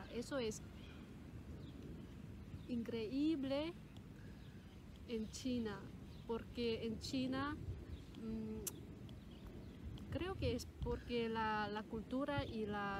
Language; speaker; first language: Spanish; non-native, fluent; Cantonese